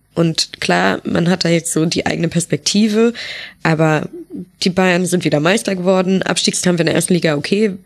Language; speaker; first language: German; native; German